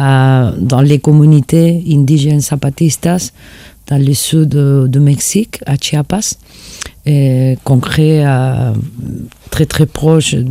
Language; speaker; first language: French; non-native, fluent; Spanish